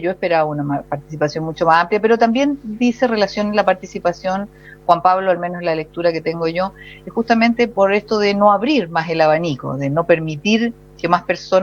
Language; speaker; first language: Spanish; native; Spanish